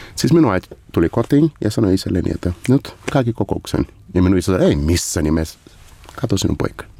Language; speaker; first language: Finnish; non-native, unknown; Portuguese